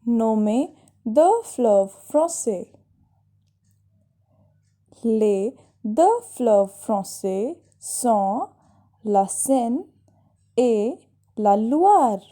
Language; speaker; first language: French; non-native, fluent; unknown